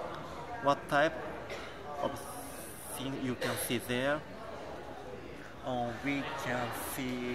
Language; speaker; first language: English; non-native, learner; Japanese